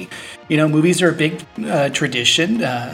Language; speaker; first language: English; native; English